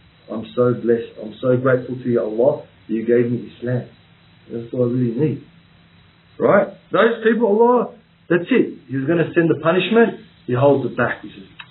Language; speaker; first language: English; native; English